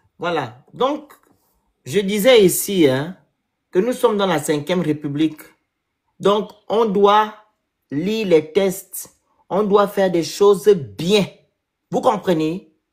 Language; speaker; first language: French; native; French